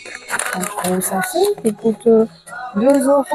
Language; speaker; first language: French; non-native, fluent; Chinese